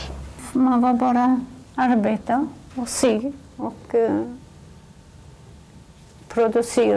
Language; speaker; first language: Swedish; non-native, fluent; Polish